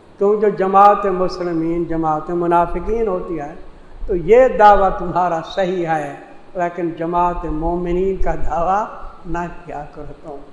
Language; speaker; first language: Urdu; non-native, local second language; Punjabi